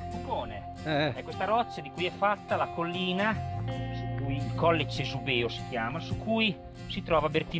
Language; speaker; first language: Italian; native; Italian